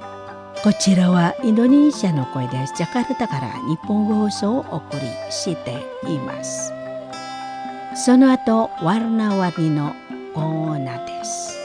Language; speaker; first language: Japanese; non-native, fluent; Indonesian